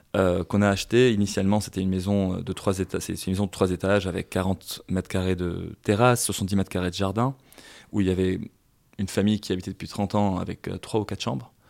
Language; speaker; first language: French; non-native, local second language; Arabic